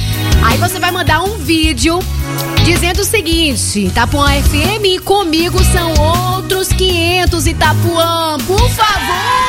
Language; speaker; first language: Portuguese; native; Portuguese